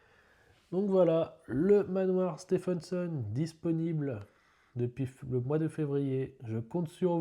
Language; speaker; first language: French; native; French